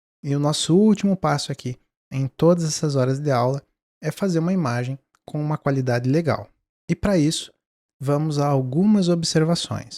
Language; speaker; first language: Portuguese; native; Portuguese